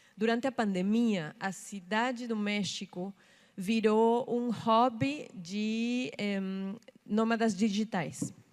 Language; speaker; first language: Portuguese; non-native, fluent; Spanish